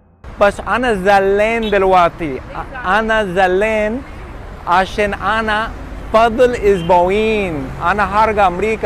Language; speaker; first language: Arabic; non-native, learner; English